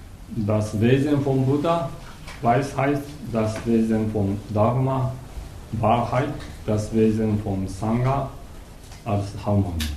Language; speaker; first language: German; non-native, learner; Japanese